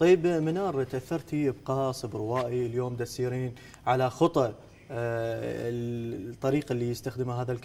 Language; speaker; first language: Arabic; native; Arabic